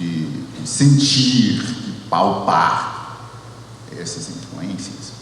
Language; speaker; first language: Portuguese; non-native, fluent; English